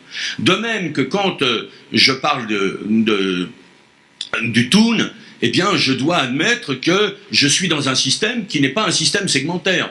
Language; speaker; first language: French; native; French